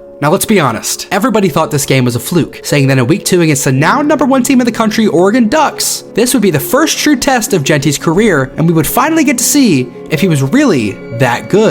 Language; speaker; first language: English; native; English